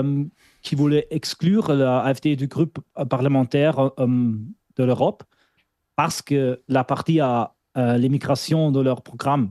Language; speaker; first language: French; non-native, fluent; German